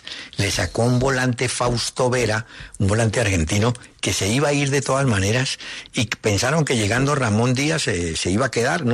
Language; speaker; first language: Spanish; native; Spanish